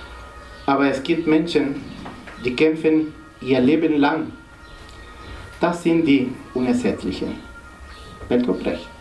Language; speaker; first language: German; non-native, fluent; Spanish